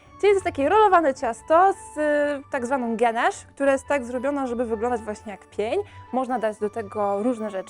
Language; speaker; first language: Polish; native; Polish